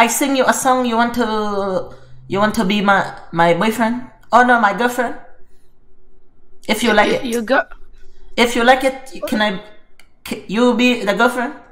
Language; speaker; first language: English; non-native, learner; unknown